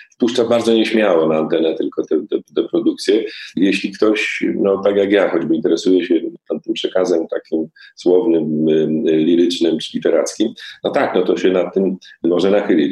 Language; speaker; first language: Polish; native; Polish